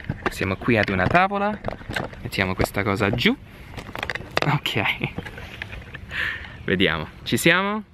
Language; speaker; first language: Italian; non-native, fluent; English